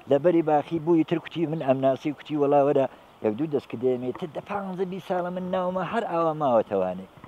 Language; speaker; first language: Central Kurdish; native; Central Kurdish